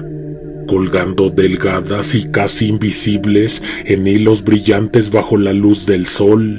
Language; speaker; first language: Spanish; native; Spanish